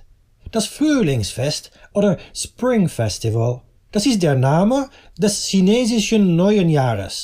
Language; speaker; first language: German; non-native, fluent; Dutch